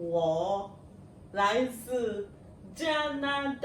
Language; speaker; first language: Chinese; non-native, fluent; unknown